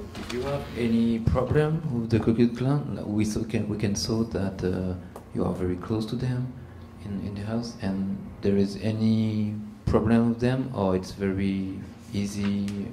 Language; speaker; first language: English; non-native, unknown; French